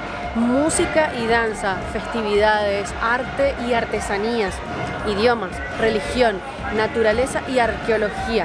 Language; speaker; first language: Spanish; native; Spanish